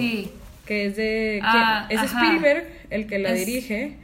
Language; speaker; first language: Spanish; native; Spanish